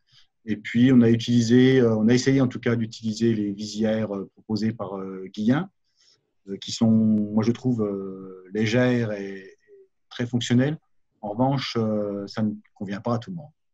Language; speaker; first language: French; native; French